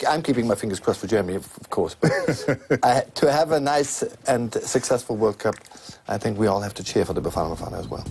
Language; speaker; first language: English; non-native, fluent; German